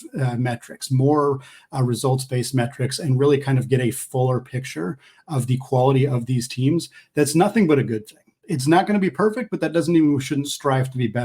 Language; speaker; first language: English; native; English